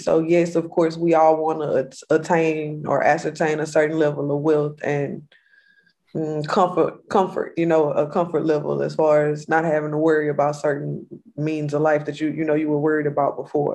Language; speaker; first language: English; native; English